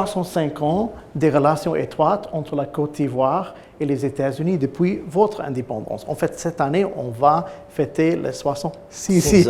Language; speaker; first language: French; non-native, fluent; English